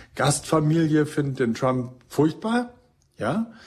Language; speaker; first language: German; native; German